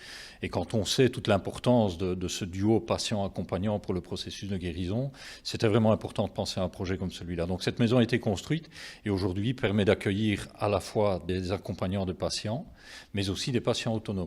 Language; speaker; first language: French; native; French